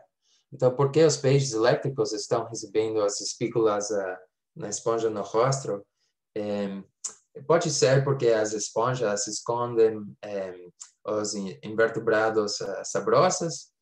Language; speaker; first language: Portuguese; non-native, fluent; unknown